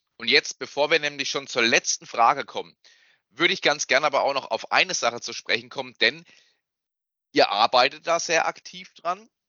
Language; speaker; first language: German; native; German